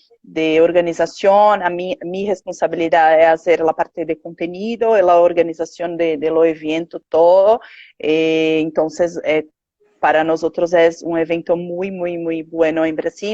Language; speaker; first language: Spanish; non-native, learner; Portuguese